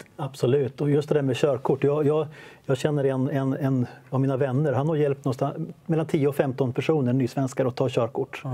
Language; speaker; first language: Swedish; native; Swedish